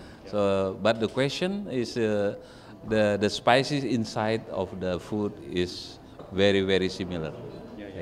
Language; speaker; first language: English; non-native, fluent; Indonesian